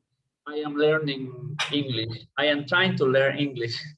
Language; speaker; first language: English; non-native, learner; Spanish